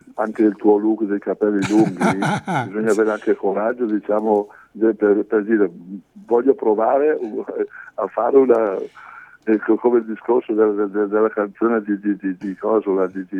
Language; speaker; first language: Italian; native; Italian